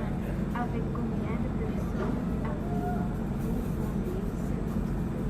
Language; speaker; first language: French; non-native, learner; Dutch